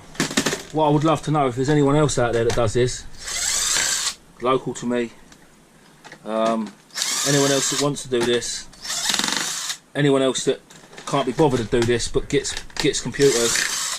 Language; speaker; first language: English; native; English